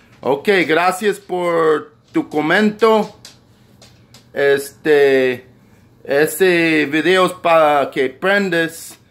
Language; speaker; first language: Spanish; early bilingual, heritage; Spanish